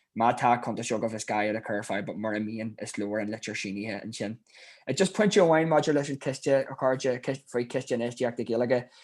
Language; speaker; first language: Irish; native; Irish